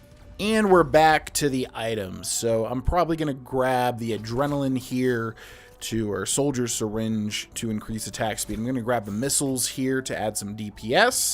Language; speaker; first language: English; native; English